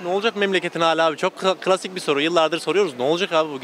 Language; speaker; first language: Turkish; native; Turkish